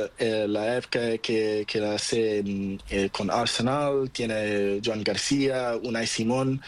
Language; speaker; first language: Spanish; non-native, learner; Portuguese